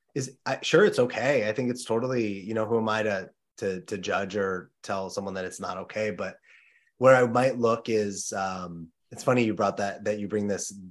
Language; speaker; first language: English; native; English